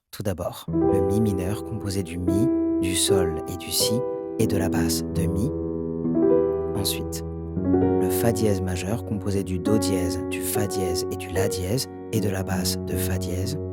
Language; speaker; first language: French; native; French